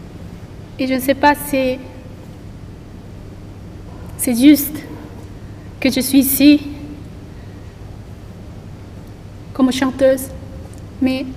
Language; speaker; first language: French; non-native, learner; Korean